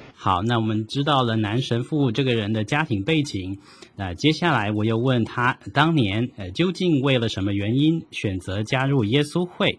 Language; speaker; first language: Chinese; native; Chinese